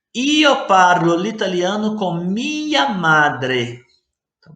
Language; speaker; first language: Italian; non-native, fluent; Portuguese